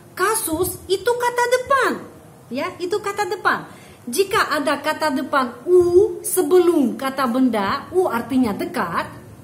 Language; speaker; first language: Indonesian; non-native, fluent; Russian